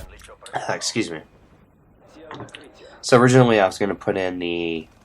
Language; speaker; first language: English; native; English